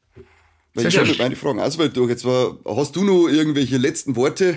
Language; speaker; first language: German; native; German